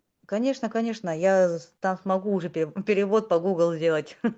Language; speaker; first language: Russian; native; Russian